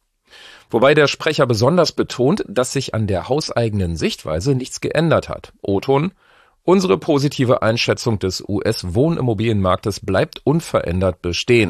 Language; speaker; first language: German; native; German